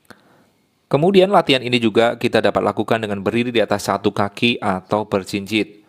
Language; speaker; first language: Indonesian; native; Indonesian